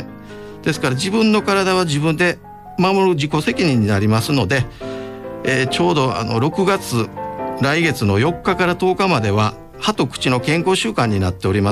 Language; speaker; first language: Japanese; native; Japanese